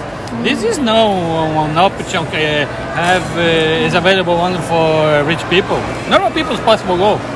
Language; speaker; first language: English; non-native, learner; Portuguese